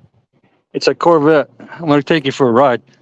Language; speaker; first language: English; native; English